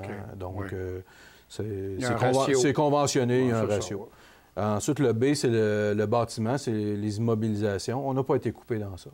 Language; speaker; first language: French; native; French